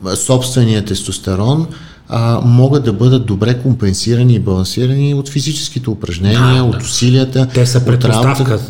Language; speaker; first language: Bulgarian; native; Bulgarian